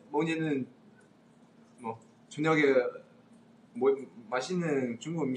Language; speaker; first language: Korean; non-native, learner; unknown